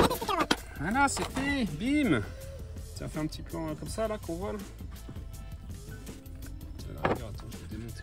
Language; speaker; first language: French; native; French